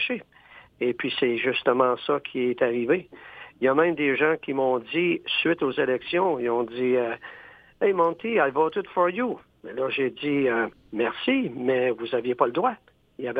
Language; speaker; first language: French; native; French